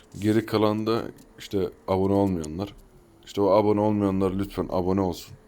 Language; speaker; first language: Turkish; early bilingual, heritage; Turkish